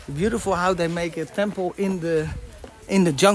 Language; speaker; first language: English; non-native, learner; Dutch